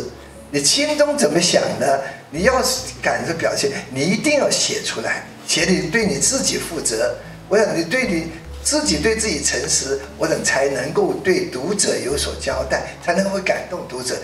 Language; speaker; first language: Chinese; native; Chinese